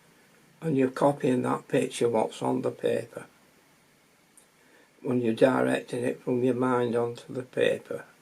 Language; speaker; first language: English; native; English